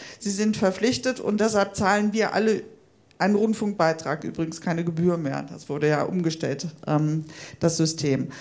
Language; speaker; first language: German; native; German